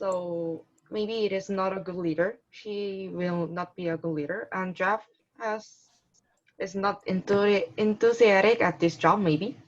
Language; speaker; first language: English; non-native, learner; Korean